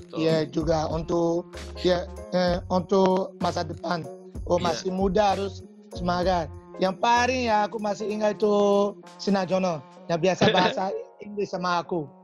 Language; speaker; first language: Indonesian; non-native, fluent; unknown